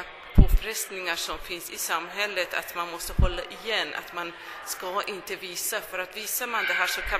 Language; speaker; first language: Swedish; non-native, fluent; Persian